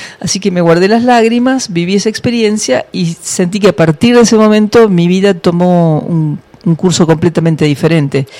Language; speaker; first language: Spanish; early bilingual, other home language; English